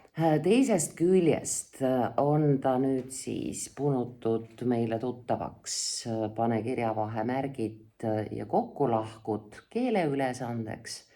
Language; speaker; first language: Estonian; native; Estonian